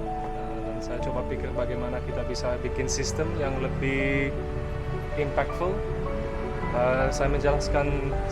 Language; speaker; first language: Indonesian; early bilingual, other home language; Dutch